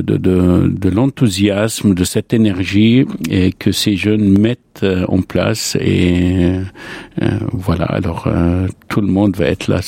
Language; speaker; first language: French; non-native, local second language; Arabic